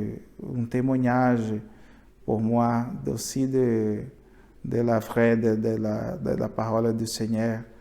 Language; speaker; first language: French; non-native, learner; Portuguese